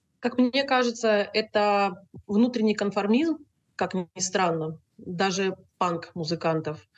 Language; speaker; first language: Russian; native; Russian